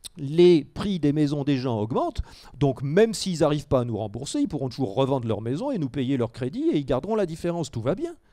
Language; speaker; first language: French; native; French